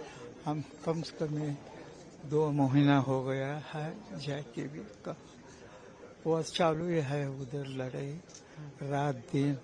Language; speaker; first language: Hindi; non-native, local second language; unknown